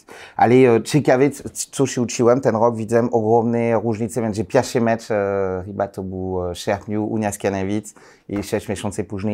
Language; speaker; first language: Polish; non-native, learner; French